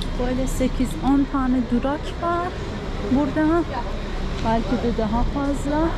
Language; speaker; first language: Turkish; non-native, learner; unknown